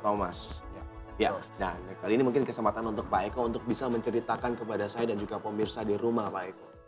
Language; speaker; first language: Indonesian; native; Indonesian